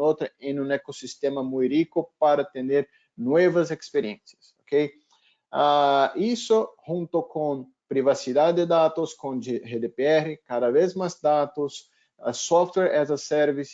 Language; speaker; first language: Spanish; non-native, fluent; Portuguese